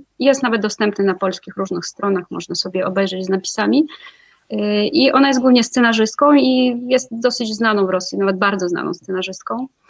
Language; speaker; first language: Polish; non-native, fluent; Russian